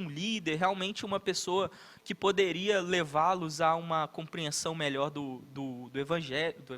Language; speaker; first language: Portuguese; native; Portuguese